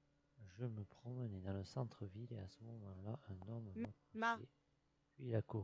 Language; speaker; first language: French; non-native, learner; English